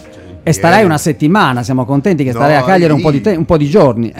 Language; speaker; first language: Italian; native; Italian